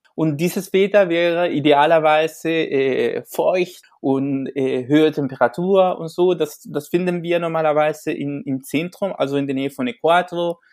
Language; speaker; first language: German; non-native, fluent; Spanish